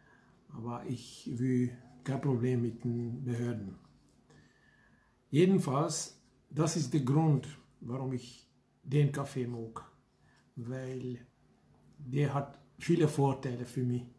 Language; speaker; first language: German; non-native, fluent; Hungarian